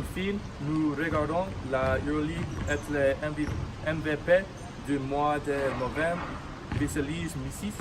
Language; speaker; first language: French; non-native, learner; English